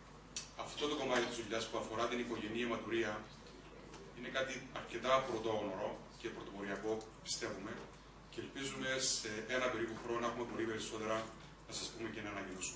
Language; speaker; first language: Greek; native; Greek